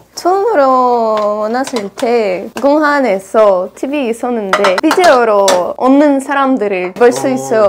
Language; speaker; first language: Korean; non-native, learner; Russian